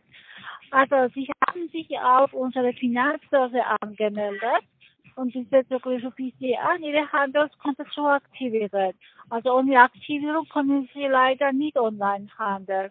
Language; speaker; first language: German; non-native, learner; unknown